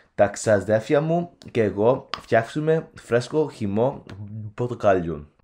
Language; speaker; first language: Greek; early bilingual, heritage; English